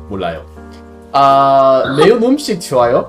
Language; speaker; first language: Korean; non-native, learner; English